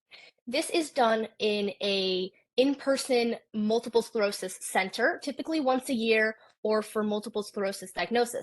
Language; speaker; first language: English; native; English